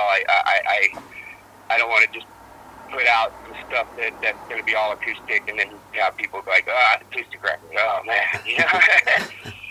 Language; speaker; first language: English; native; English